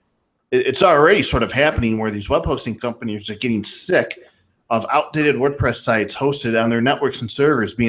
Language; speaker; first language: English; native; English